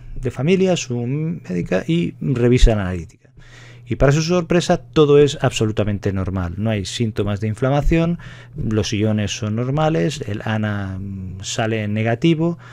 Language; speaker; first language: Spanish; native; Spanish